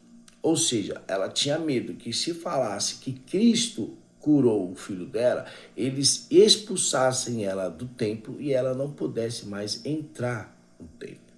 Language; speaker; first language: Portuguese; native; Portuguese